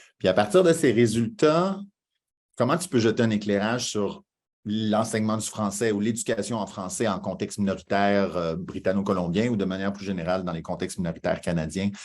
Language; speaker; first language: French; native; French